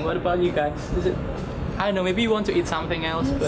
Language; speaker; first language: English; non-native, learner; Indonesian